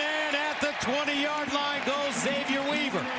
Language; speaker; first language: English; native; English